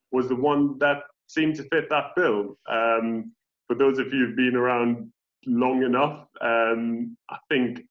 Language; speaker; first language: English; native; English